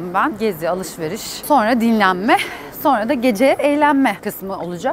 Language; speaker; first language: Turkish; native; Turkish